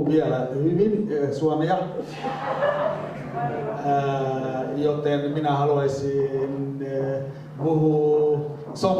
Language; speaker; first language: Finnish; non-native, learner; Somali